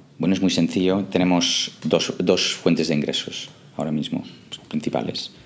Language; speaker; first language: Spanish; non-native, fluent; English